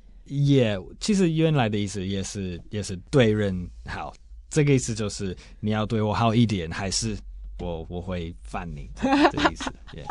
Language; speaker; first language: Chinese; non-native, fluent; English